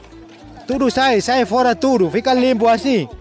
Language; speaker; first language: Portuguese; non-native, learner; Vietnamese